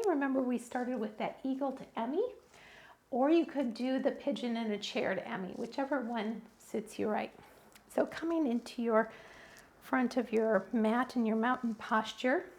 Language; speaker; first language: English; native; English